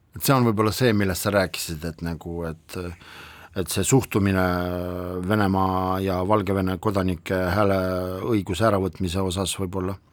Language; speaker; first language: Estonian; non-native, local second language; Russian